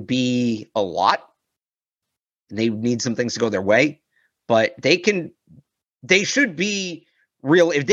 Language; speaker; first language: English; native; English